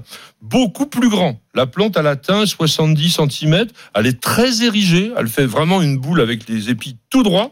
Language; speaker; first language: French; native; French